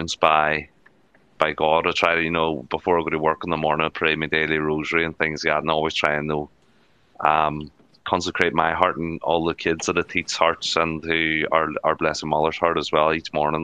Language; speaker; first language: English; native; English